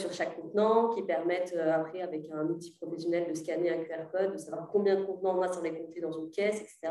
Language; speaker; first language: French; native; French